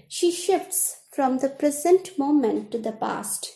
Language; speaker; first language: English; non-native, local second language; Bangla